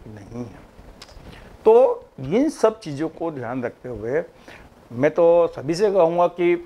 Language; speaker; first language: Hindi; native; Hindi